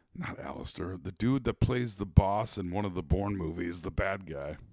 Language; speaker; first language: English; native; English